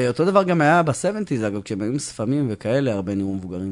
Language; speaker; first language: Hebrew; native; Hebrew